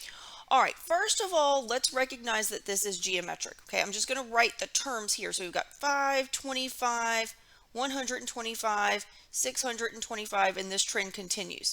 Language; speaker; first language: English; native; English